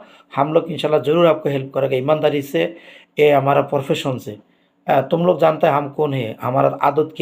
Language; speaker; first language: Hindi; non-native, learner; Bangla